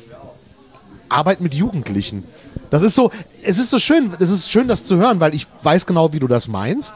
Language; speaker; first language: German; native; German